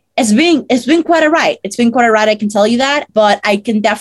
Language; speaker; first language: English; non-native, fluent; Spanish